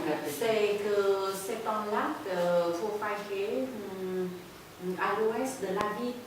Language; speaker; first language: French; non-native, fluent; Vietnamese